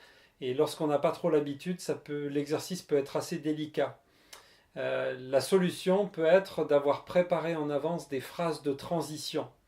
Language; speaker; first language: French; native; French